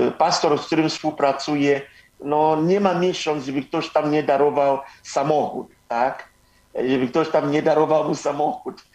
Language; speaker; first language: Polish; non-native, fluent; Igbo